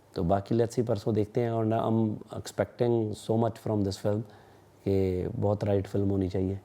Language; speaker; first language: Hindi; non-native, local second language; Punjabi